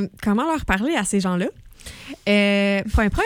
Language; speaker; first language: French; native; French